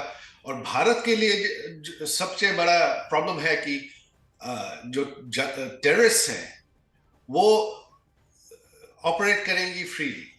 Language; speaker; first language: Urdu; non-native, fluent; Bangla